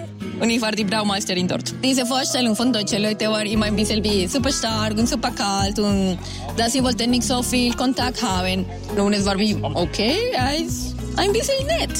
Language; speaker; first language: German; non-native, learner; Spanish